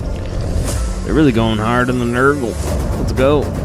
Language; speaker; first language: English; native; English